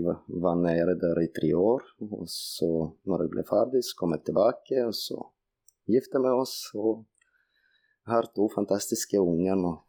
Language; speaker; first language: Norwegian; non-native, fluent; Russian